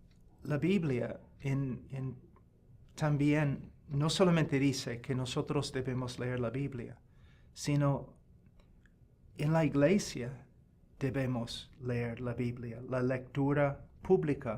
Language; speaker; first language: Spanish; non-native, fluent; English